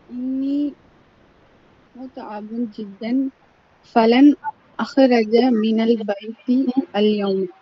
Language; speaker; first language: Arabic; non-native, learner; Tamil